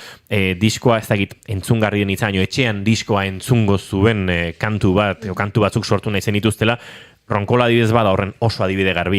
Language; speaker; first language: Basque; native; Basque